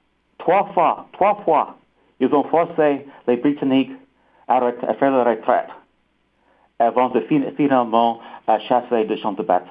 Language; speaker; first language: French; non-native, fluent; English